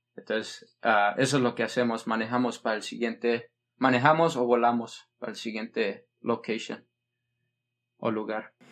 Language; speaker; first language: Spanish; early bilingual, heritage; Spanish